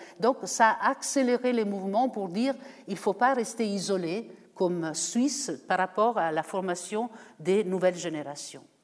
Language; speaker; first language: French; non-native, fluent; Italian